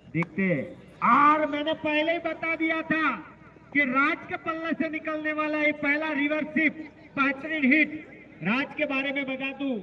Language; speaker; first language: Hindi; non-native, local second language; Gujarati